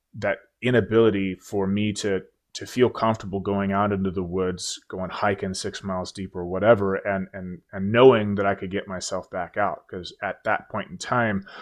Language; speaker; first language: English; native; English